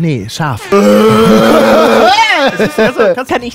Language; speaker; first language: German; native; German